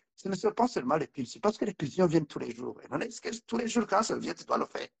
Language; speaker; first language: French; non-native, local second language; Rundi